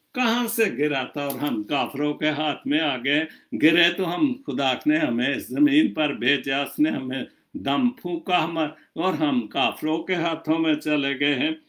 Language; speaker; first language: Urdu; non-native, local second language; Punjabi